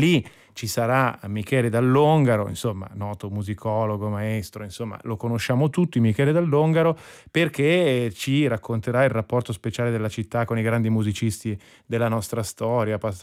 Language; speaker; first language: Italian; native; Italian